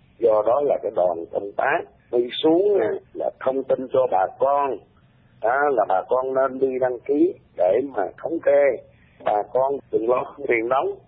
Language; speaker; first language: Vietnamese; early bilingual, heritage; Vietnamese